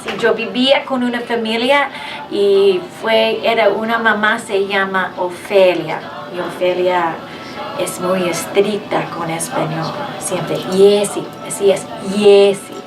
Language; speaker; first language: Spanish; non-native, fluent; English